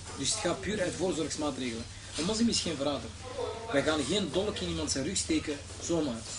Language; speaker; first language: Dutch; early bilingual, other home language; Arabic